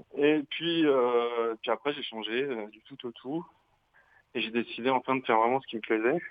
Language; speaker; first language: French; native; French